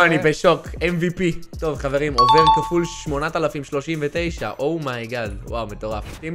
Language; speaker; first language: Hebrew; native; Hebrew